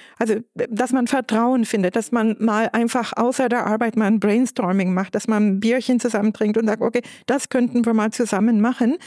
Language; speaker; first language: German; non-native, fluent; Turkish